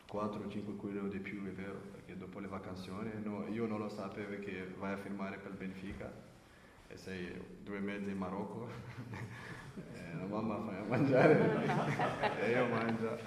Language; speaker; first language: Italian; non-native, learner; French